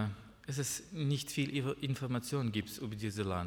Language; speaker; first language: German; non-native, learner; Russian